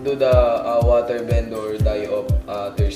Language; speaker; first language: English; non-native, learner; Filipino